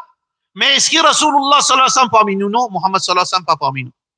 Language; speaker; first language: French; non-native, local second language; Morisyen